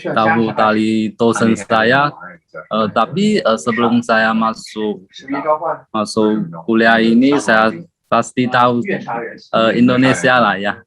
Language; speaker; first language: Indonesian; non-native, learner; Chinese